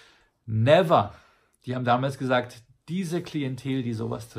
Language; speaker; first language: German; native; German